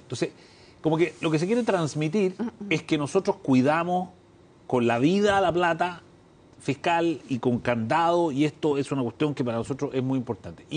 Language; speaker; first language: Spanish; native; Spanish